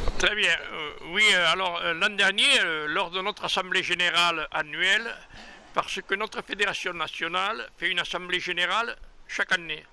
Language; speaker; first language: French; native; French